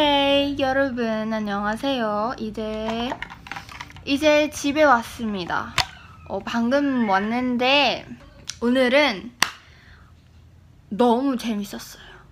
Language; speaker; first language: Korean; non-native, learner; Filipino